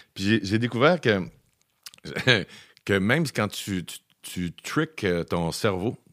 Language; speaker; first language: French; native; French